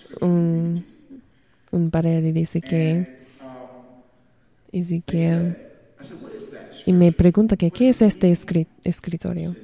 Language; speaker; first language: Spanish; non-native, learner; English